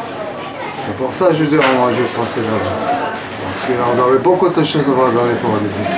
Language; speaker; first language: French; non-native, learner; Arabic